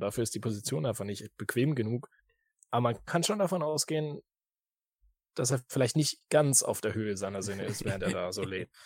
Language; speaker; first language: German; native; German